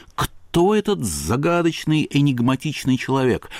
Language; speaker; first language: Russian; native; Russian